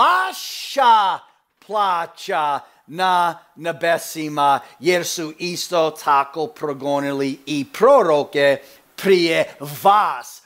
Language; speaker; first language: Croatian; early bilingual, heritage; Croatian